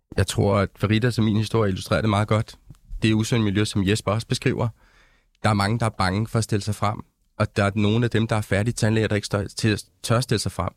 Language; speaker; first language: Danish; early bilingual, other home language; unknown